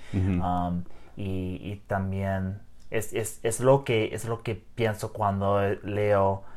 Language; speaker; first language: Spanish; non-native, learner; English